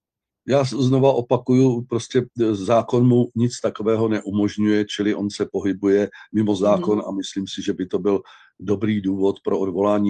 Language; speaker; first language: Czech; native; Czech